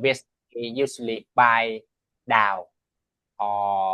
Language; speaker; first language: English; non-native, learner; Vietnamese